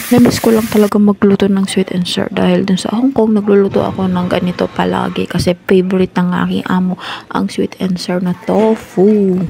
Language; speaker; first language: Filipino; native; Filipino